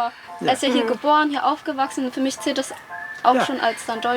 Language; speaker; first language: German; native; German